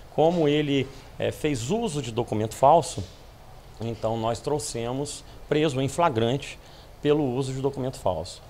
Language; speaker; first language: Portuguese; native; Portuguese